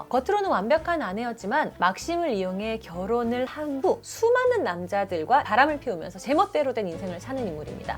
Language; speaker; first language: Korean; native; Korean